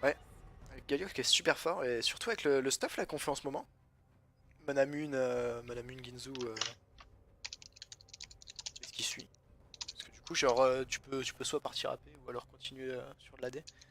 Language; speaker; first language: French; native; French